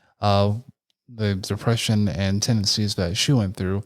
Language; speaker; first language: English; native; English